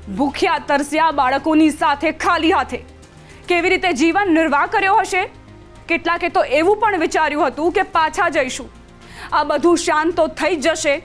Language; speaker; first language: Gujarati; non-native, local second language; Sindhi